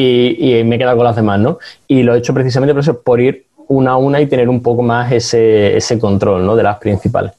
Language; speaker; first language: Spanish; native; Spanish